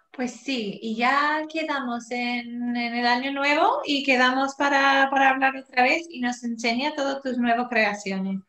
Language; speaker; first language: Spanish; non-native, fluent; English